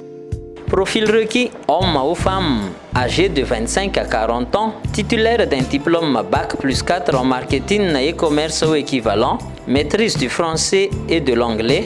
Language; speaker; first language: French; non-native, local second language; Malagasy